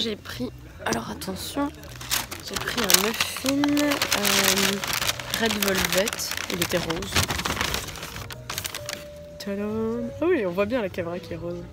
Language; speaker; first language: French; native; French